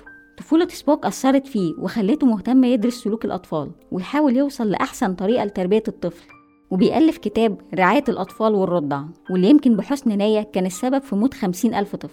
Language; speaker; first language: Arabic; native; Arabic